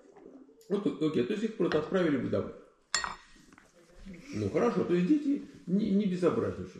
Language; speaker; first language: Russian; native; Russian